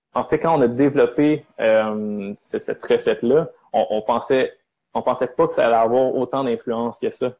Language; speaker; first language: French; native; French